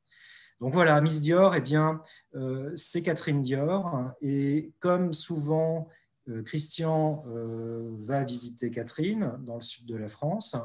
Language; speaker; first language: French; native; French